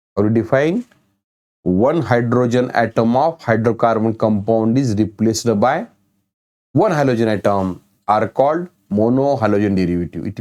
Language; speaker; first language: English; non-native, local second language; Marathi